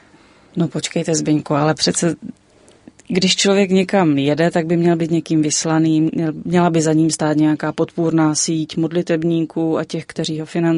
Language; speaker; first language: Czech; native; Czech